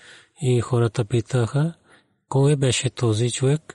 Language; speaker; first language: Bulgarian; non-native, learner; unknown